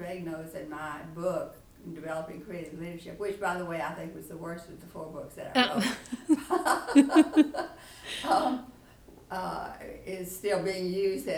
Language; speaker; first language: English; native; English